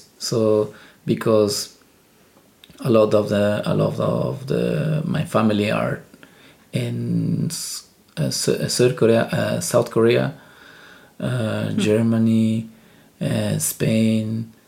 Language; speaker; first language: English; non-native, learner; Spanish